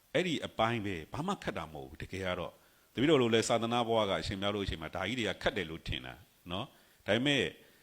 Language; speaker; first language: Burmese; native; Burmese